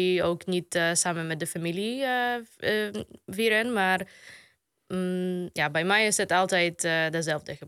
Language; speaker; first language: Dutch; non-native, fluent; Polish